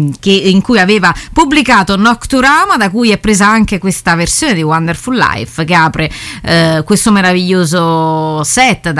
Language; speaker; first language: Italian; native; Italian